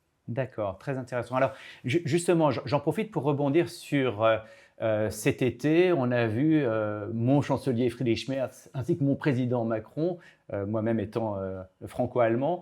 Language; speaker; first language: French; native; French